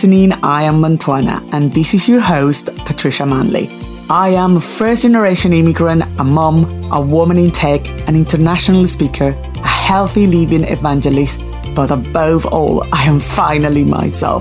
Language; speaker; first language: English; non-native, fluent; Spanish